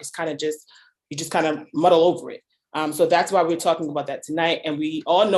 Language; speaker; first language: English; native; English